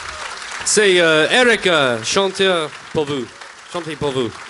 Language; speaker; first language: French; non-native, learner; English